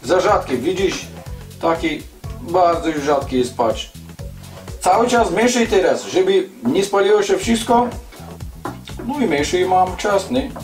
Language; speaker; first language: Polish; non-native, learner; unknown